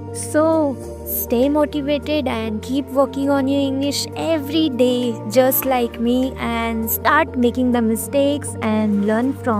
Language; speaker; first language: English; non-native, fluent; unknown